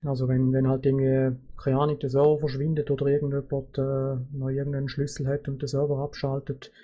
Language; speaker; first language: German; native; German